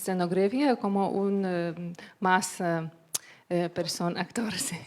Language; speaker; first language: Spanish; non-native, learner; Lithuanian